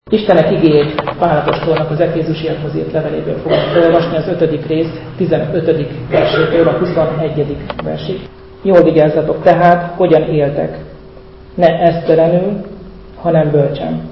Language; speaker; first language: Hungarian; native; Hungarian